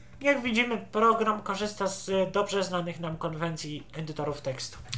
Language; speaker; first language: Polish; native; Polish